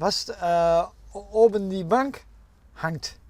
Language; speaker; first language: German; non-native, learner; Dutch